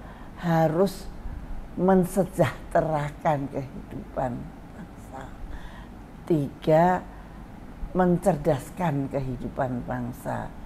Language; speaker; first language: Indonesian; native; Indonesian